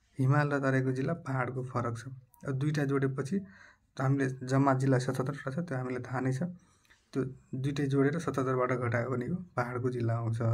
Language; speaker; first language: Nepali; non-native, local second language; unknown